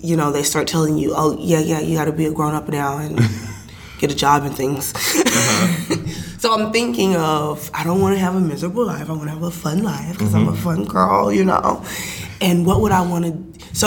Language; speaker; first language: English; native; English